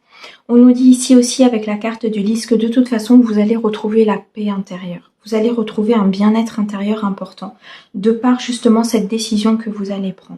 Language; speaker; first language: French; native; French